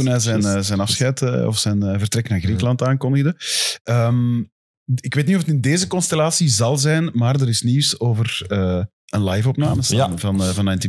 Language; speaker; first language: Dutch; native; Dutch